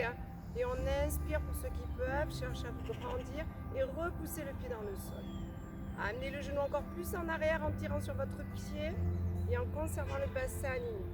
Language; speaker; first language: French; native; French